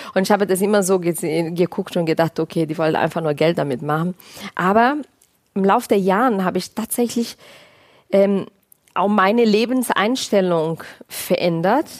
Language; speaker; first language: German; non-native, fluent; Portuguese